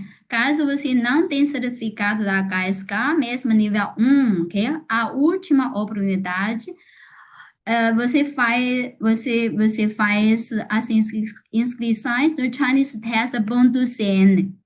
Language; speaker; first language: Portuguese; non-native, fluent; Chinese